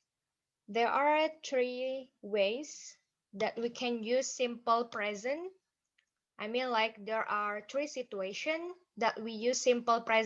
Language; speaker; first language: English; non-native, fluent; Indonesian